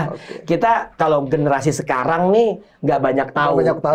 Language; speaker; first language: Indonesian; native; Indonesian